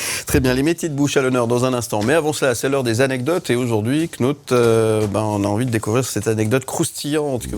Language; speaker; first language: French; native; French